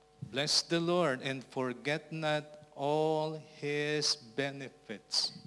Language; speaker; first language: English; non-native, local second language; Filipino